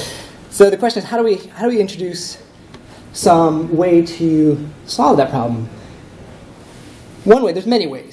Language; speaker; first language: English; native; English